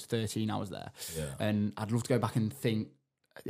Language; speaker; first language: English; native; English